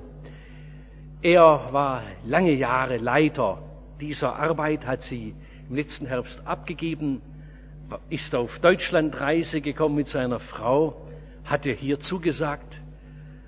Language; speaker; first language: German; native; German